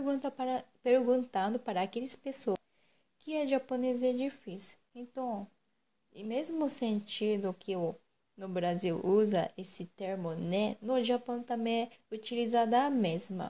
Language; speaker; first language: Portuguese; non-native, local second language; Japanese